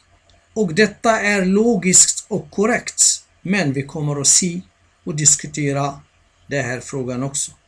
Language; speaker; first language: Swedish; non-native, fluent; Arabic